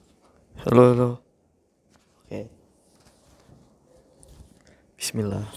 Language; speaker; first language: English; non-native, learner; Indonesian